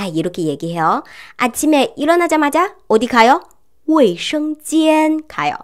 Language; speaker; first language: Korean; non-native, learner; Chinese